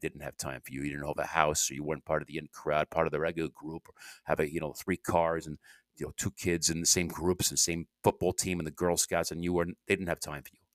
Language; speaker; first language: English; native; English